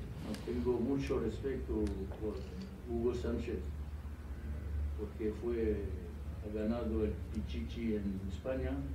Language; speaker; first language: Spanish; non-native, fluent; French